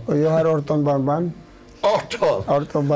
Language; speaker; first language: Swedish; non-native, learner; Turoyo